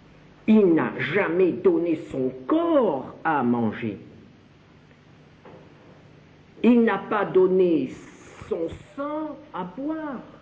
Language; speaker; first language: French; native; French